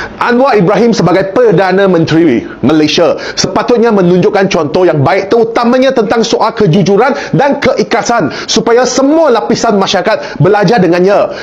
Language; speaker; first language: Malay; non-native, local second language; Chinese